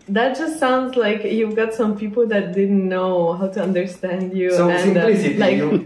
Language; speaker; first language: English; non-native, fluent; Italian